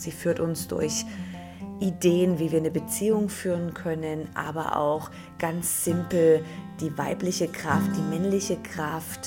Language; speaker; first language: German; native; German